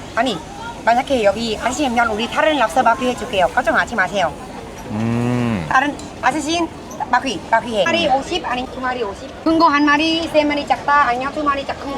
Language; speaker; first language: Korean; non-native, learner; Vietnamese